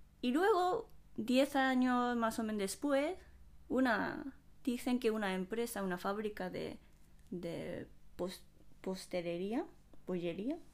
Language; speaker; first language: Spanish; non-native, fluent; Japanese